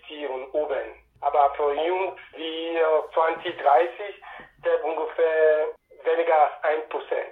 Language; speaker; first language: German; non-native, fluent; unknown